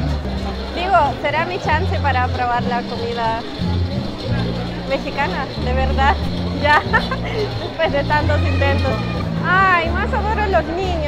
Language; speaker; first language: Spanish; non-native, fluent; Russian